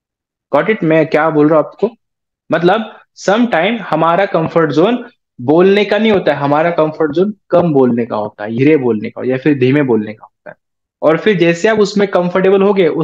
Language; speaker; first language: Hindi; native; Hindi